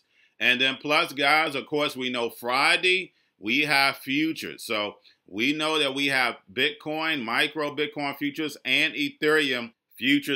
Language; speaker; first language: English; native; English